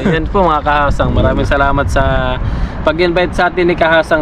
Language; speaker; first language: Filipino; native; Filipino